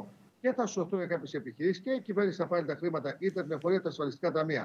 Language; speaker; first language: Greek; native; Greek